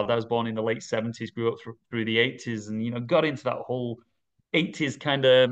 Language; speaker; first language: English; native; English